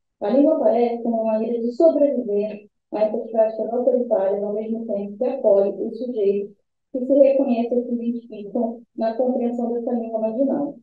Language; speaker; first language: Portuguese; native; Portuguese